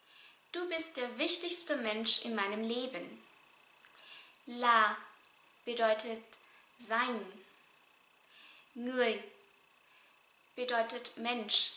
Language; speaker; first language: German; non-native, fluent; Vietnamese